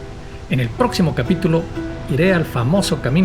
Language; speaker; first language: Spanish; native; Spanish